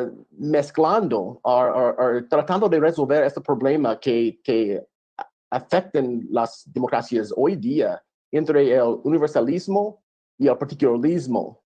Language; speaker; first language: Spanish; non-native, fluent; English